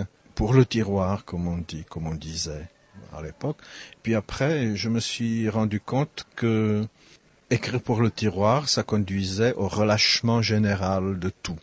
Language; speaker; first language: French; non-native, fluent; Czech